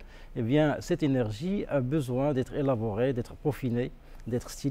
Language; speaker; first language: French; non-native, local second language; Arabic